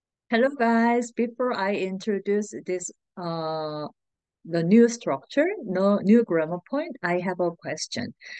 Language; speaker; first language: English; non-native, fluent; Korean